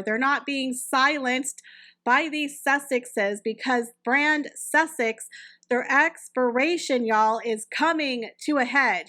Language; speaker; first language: English; native; English